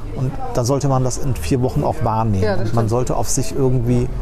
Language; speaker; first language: German; early bilingual, other home language; Turkish